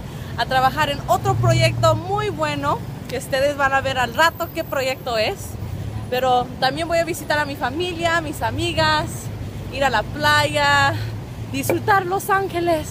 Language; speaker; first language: Spanish; early bilingual, other home language; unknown